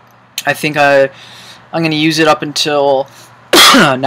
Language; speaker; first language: English; native; English